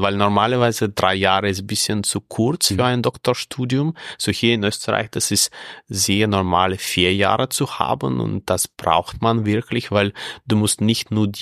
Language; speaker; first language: German; non-native, fluent; Russian